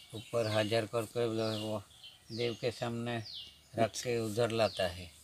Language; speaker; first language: Hindi; non-native, local second language; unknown